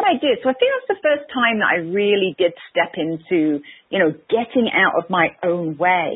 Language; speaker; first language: English; native; English